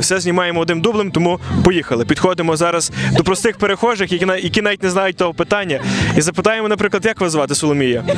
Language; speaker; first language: Ukrainian; native; Ukrainian